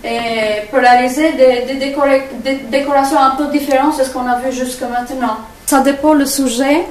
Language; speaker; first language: French; non-native, fluent; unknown